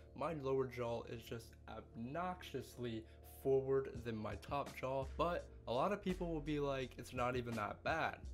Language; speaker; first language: English; native; English